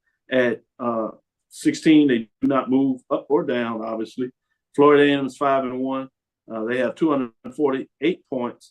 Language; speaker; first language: English; native; English